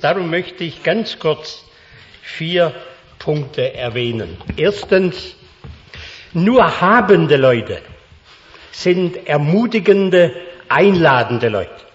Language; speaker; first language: German; native; German